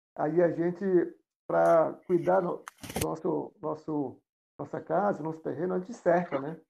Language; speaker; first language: Portuguese; non-native, local second language; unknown